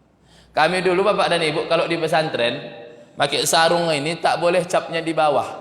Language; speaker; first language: Indonesian; native; Indonesian